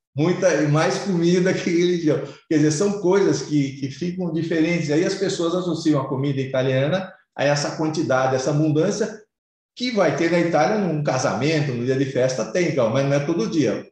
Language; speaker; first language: Portuguese; native; Portuguese